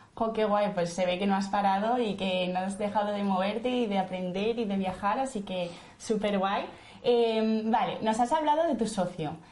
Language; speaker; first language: Spanish; native; Spanish